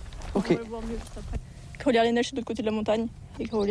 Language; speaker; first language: French; native; French